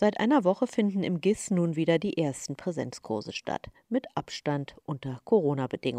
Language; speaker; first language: German; native; German